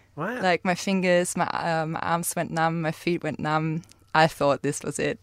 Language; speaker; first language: English; non-native, fluent; German